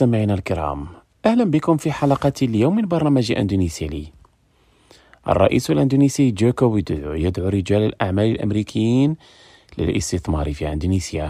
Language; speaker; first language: Arabic; non-native, fluent; Indonesian